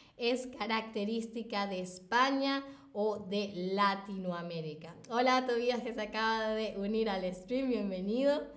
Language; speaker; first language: Spanish; native; Spanish